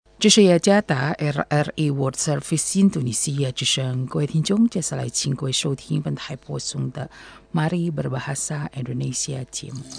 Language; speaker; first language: Chinese; non-native, fluent; Indonesian